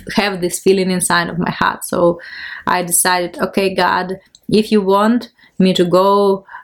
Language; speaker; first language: English; non-native, fluent; Ukrainian